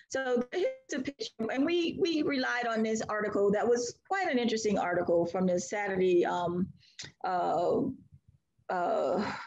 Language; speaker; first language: English; native; English